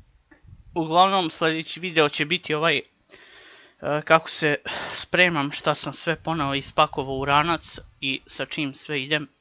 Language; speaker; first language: Croatian; native; Croatian